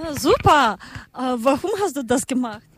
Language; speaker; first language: German; non-native, learner; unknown